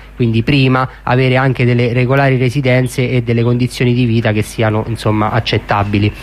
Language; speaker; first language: Italian; native; Italian